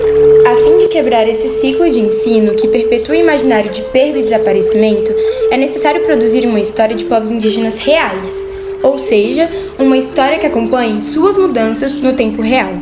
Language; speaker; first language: Portuguese; native; Portuguese